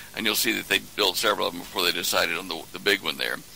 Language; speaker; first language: English; native; English